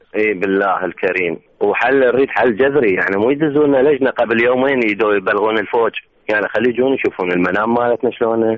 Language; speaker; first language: Arabic; native; Arabic